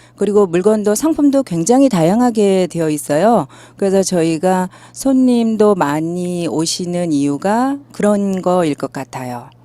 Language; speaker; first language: Korean; native; Korean